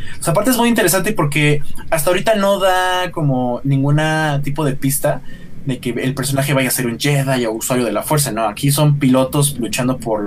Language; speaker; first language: Spanish; native; Spanish